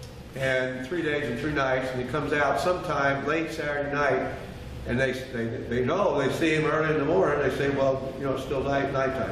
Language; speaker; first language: English; native; English